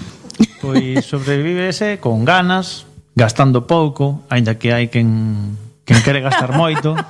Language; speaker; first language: Galician; native; Galician